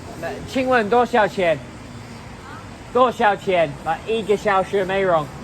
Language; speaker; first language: Chinese; non-native, learner; English